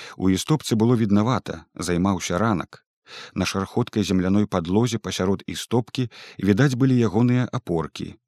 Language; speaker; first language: Belarusian; native; Belarusian